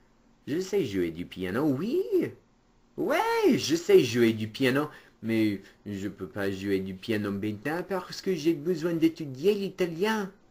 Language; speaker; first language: French; non-native, fluent; English